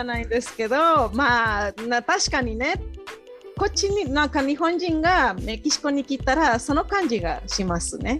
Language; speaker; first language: Japanese; non-native, fluent; Spanish